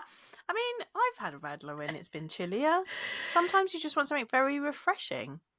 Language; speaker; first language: English; native; English